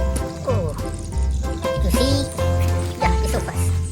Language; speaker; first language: English; non-native, learner; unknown